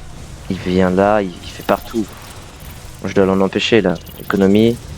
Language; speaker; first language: French; native; French